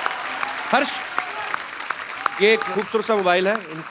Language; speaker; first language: Hindi; native; Hindi